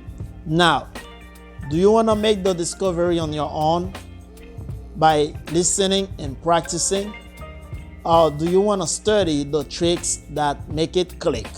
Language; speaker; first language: English; non-native, fluent; Haitian Creole